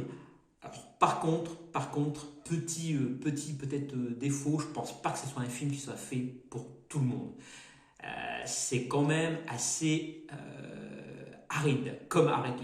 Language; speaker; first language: French; native; French